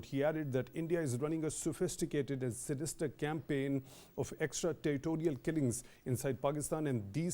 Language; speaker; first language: English; non-native, local second language; Urdu